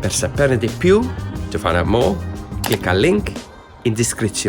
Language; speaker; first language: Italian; non-native, fluent; English